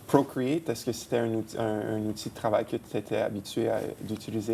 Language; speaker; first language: French; native; French